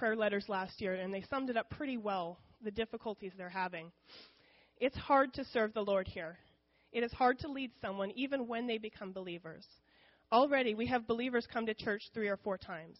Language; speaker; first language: English; native; English